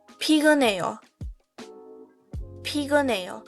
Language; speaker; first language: Korean; non-native, fluent; Burmese